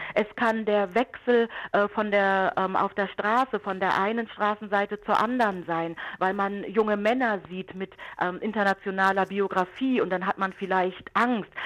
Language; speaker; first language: German; native; German